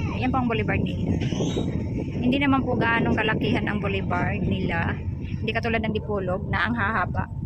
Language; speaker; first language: Filipino; non-native, local second language; Cebuano